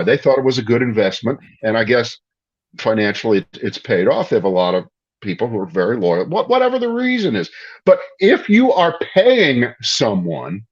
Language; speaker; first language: English; native; English